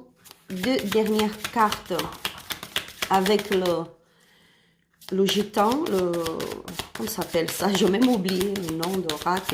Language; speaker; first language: French; non-native, learner; Spanish